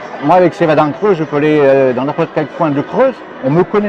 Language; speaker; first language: French; native; French